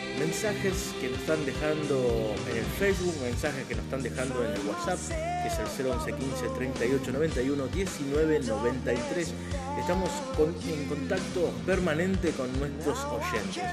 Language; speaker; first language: Spanish; native; Spanish